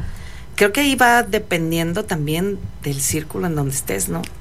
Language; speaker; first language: Spanish; native; Spanish